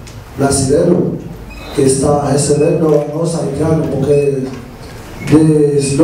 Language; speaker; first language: Portuguese; non-native, learner; Haitian Creole